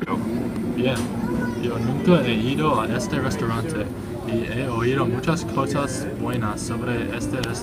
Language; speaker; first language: Spanish; non-native, learner; English